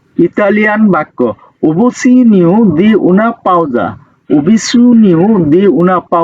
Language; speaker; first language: Italian; non-native, learner; Bangla